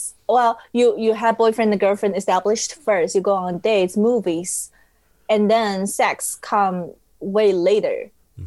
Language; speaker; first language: English; non-native, fluent; Chinese